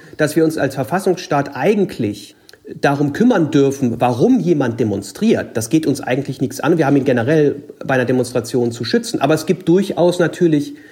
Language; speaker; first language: German; native; German